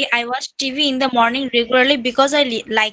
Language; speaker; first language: English; non-native, learner; Bangla